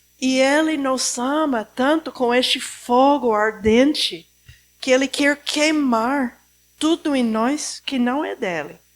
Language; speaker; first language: Portuguese; non-native, fluent; Spanish